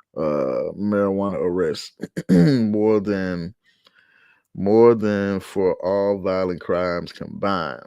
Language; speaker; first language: English; native; English